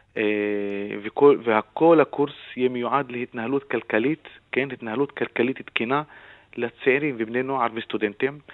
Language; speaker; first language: Hebrew; non-native, local second language; Arabic